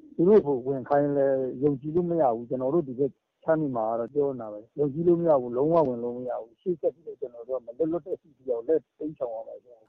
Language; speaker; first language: Burmese; native; Burmese